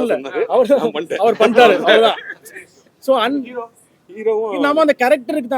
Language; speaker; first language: Tamil; native; Tamil